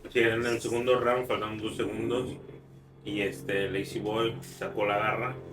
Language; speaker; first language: Spanish; early bilingual, other home language; English